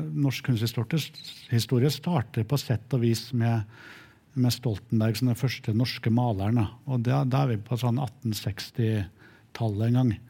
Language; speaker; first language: Norwegian; native; Norwegian